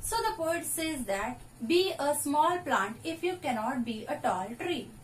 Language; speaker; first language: English; non-native, local second language; Marathi